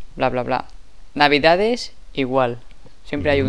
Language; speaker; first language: Spanish; non-native, fluent; English